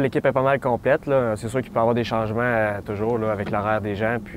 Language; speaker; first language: French; native; French